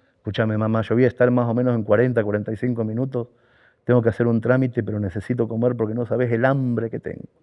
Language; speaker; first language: Spanish; native; Spanish